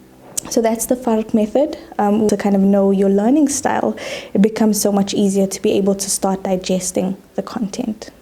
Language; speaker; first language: English; native; English